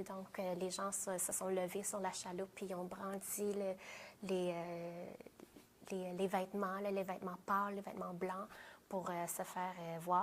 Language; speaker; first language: French; early bilingual, other home language; Vietnamese